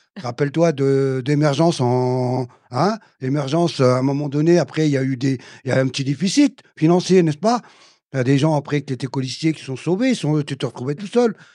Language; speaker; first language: French; early bilingual, other home language; Arabic